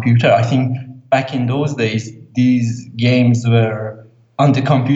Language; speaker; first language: English; non-native, fluent; Persian